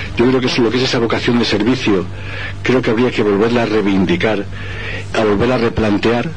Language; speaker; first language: Spanish; native; Spanish